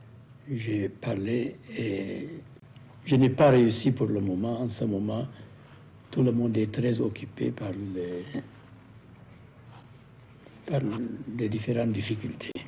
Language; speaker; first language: French; non-native, fluent; Amharic